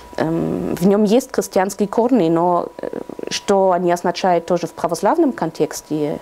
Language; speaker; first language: Russian; non-native, fluent; German